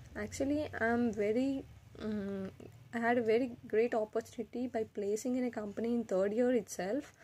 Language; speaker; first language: English; non-native, local second language; Telugu